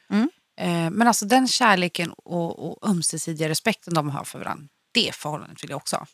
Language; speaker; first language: Swedish; native; Swedish